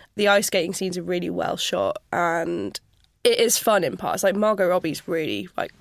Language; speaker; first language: English; native; English